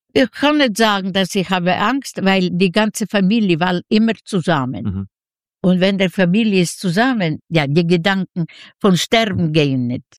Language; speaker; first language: German; non-native, fluent; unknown